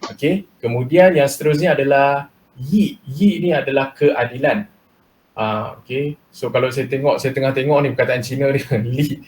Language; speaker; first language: Malay; non-native, local second language; Chinese